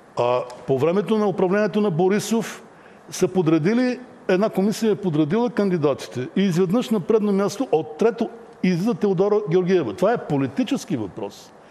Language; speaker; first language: Bulgarian; native; Bulgarian